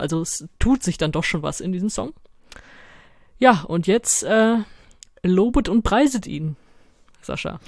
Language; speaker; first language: German; native; German